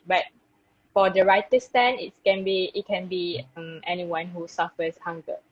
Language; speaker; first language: English; non-native, fluent; Malay